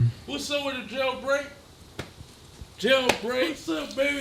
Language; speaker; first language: English; native; English